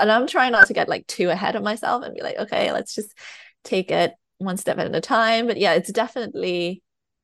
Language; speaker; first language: English; non-native, fluent; Thai